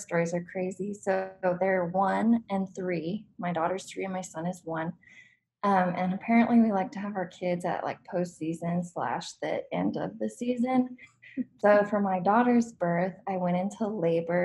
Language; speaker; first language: English; native; English